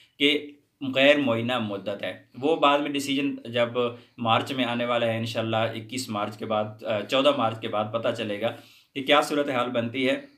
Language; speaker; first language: Hindi; native; Hindi